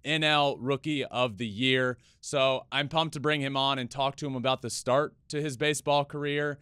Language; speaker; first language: English; native; English